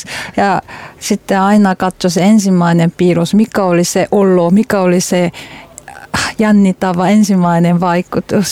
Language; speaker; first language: Finnish; non-native, learner; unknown